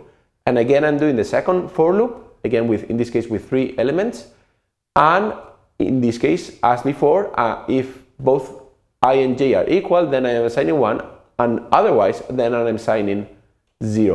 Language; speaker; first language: English; non-native, fluent; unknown